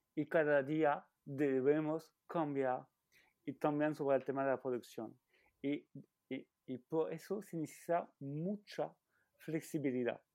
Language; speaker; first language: Spanish; non-native, fluent; French